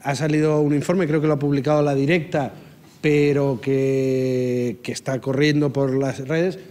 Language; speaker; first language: Spanish; non-native, local second language; Catalan